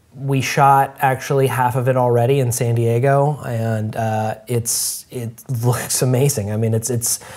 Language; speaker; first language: English; native; English